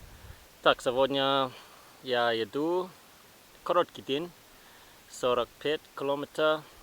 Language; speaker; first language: Russian; non-native, learner; English